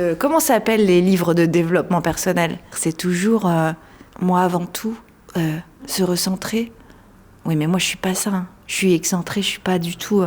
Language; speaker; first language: French; native; French